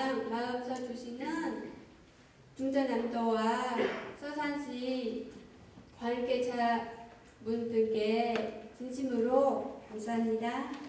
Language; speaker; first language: Korean; non-native, learner; Vietnamese